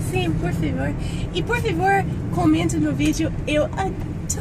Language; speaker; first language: Portuguese; non-native, fluent; English